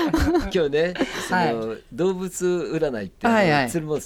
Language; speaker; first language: Japanese; native; Japanese